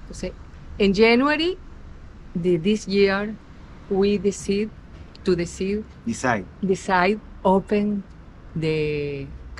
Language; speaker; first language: English; non-native, learner; Spanish